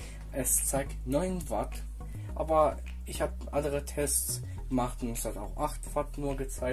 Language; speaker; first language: German; non-native, fluent; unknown